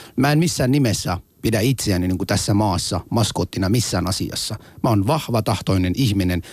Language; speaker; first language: Finnish; non-native, fluent; Somali